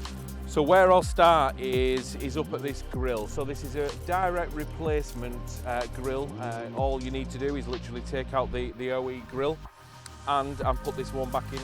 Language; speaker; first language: English; native; English